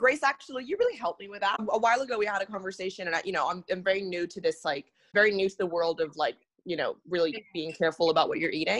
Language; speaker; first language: English; native; English